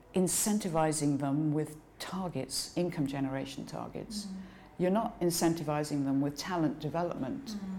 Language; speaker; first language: English; native; English